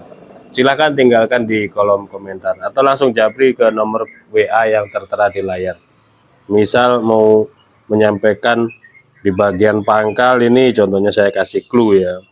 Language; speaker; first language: Indonesian; native; Indonesian